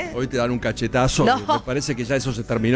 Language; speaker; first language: Spanish; native; Spanish